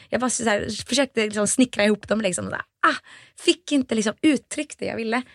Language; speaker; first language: Swedish; early bilingual, other home language; Finnish